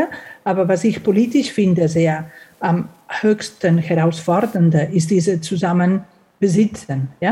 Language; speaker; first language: German; non-native, fluent; Catalan